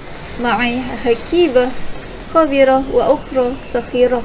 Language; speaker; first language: Arabic; non-native, learner; Malay